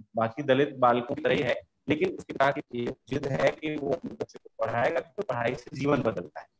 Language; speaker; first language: Hindi; native; Hindi